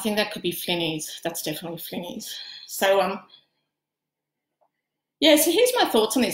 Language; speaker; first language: English; native; English